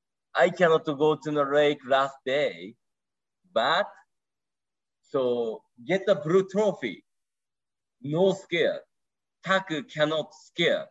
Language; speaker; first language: English; non-native, learner; Japanese